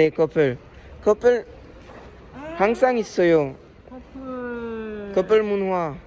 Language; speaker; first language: Korean; non-native, learner; French